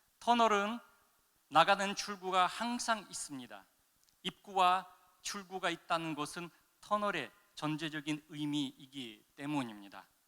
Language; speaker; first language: Korean; non-native, fluent; Russian